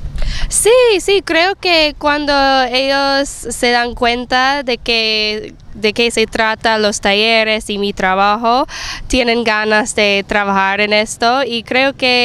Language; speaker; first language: Spanish; non-native, fluent; English